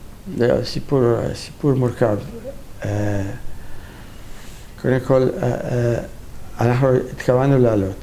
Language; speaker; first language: Hebrew; non-native, fluent; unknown